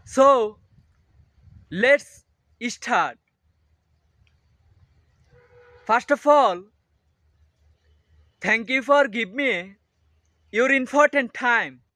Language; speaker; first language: English; non-native, learner; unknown